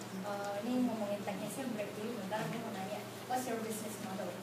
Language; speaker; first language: Indonesian; native; Indonesian